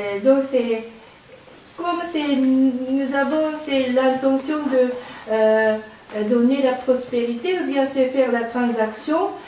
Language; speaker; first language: French; non-native, learner; Japanese